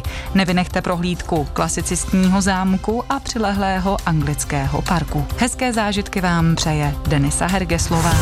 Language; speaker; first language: Czech; native; Czech